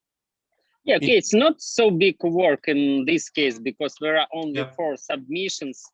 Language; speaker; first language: English; non-native, learner; Russian